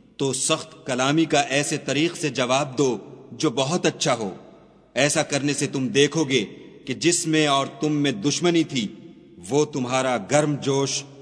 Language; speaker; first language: Urdu; native; Urdu